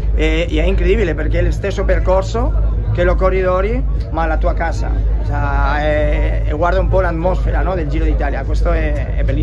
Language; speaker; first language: Italian; non-native, learner; Spanish